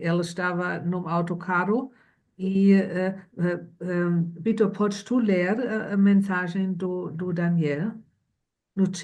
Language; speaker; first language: Portuguese; non-native, fluent; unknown